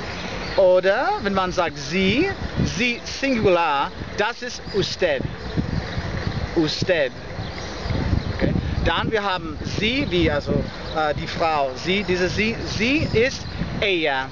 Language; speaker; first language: German; non-native, learner; English